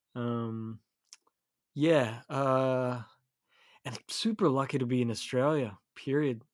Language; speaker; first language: English; early bilingual, other home language; Filipino